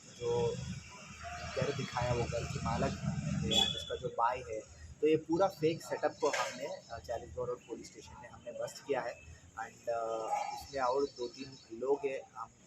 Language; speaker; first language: Hindi; non-native, local second language; Marathi